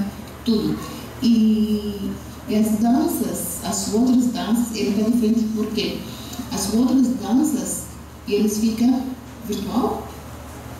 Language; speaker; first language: Portuguese; non-native, learner; Arabic